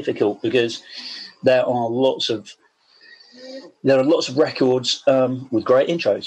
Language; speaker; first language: English; native; English